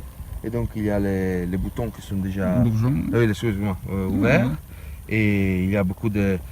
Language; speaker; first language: French; non-native, learner; Italian